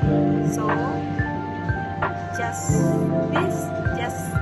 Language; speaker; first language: English; non-native, learner; Indonesian